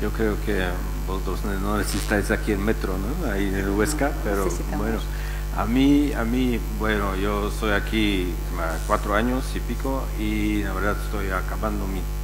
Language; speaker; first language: Spanish; non-native, fluent; Czech